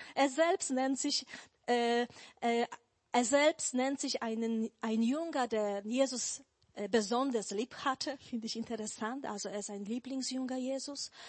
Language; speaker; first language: German; non-native, fluent; Polish